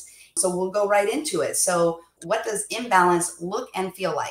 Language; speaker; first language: English; native; English